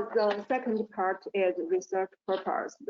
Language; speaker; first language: English; non-native, learner; Chinese